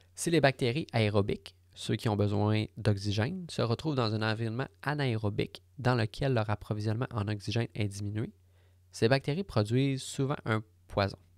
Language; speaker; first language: French; native; French